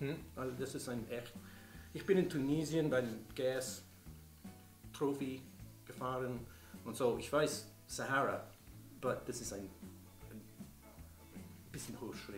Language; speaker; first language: German; non-native, learner; English